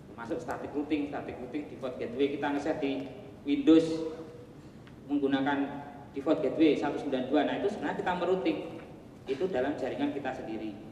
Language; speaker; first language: Indonesian; non-native, local second language; Javanese